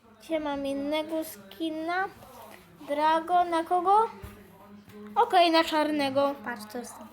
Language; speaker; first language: Polish; native; Polish